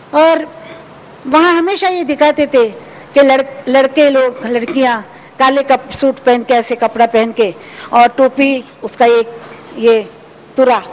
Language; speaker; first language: Hindi; non-native, local second language; Marathi